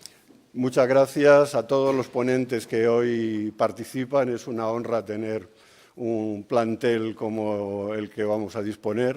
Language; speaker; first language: Spanish; native; Spanish